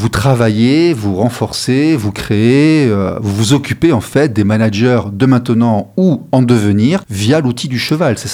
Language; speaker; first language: French; native; French